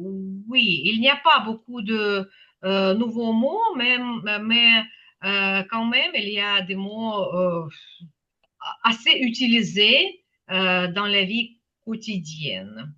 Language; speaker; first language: French; non-native, fluent; Ukrainian